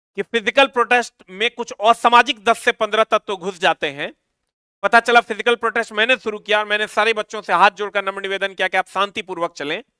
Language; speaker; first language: Hindi; native; Hindi